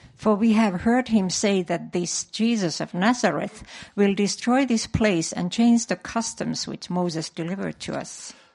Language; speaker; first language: English; non-native, fluent; Finnish